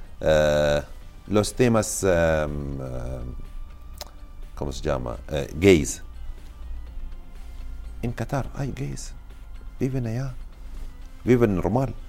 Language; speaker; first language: Spanish; non-native, learner; Arabic